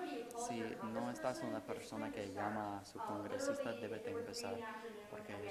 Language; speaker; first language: Spanish; non-native, fluent; English